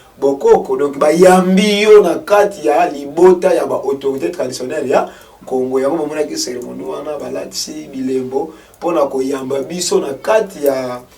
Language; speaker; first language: Lingala; non-native, local second language; Kongo